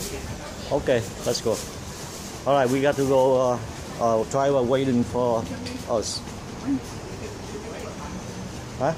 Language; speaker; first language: English; non-native, fluent; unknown